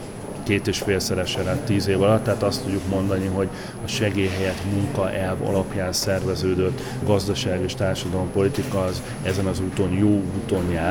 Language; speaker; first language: Hungarian; native; Hungarian